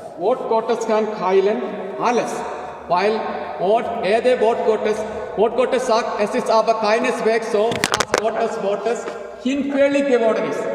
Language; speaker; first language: German; non-native, learner; Malayalam